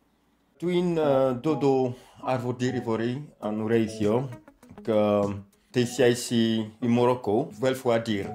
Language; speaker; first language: Welsh; non-native, fluent; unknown